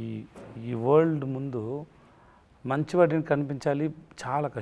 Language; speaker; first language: Telugu; non-native, learner; Tamil